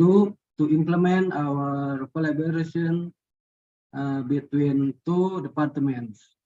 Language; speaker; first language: English; non-native, learner; Indonesian